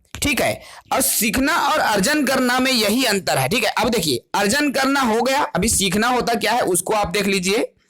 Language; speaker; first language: Hindi; non-native, local second language; Chhattisgarhi